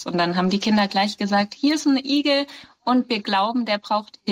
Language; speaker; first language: German; native; German